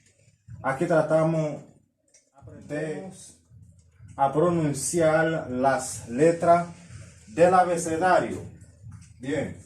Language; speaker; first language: Spanish; non-native, fluent; Haitian Creole